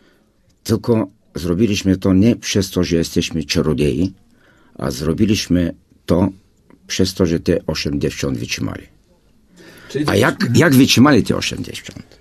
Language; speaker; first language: Polish; non-native, fluent; Bulgarian